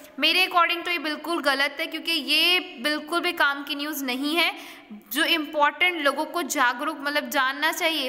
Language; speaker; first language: Hindi; native; Hindi